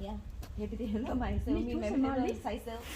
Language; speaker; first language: Danish; non-native, learner; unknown